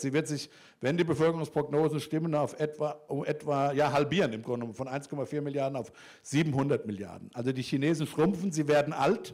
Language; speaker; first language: German; native; German